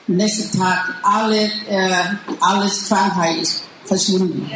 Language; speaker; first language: German; non-native, learner; Thai